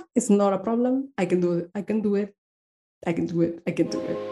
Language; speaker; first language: English; non-native, fluent; Spanish